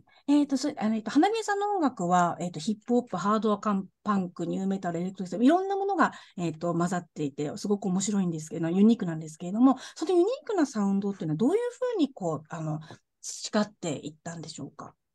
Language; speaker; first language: Japanese; native; Japanese